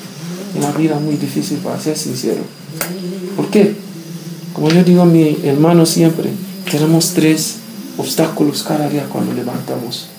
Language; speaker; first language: Spanish; non-native, learner; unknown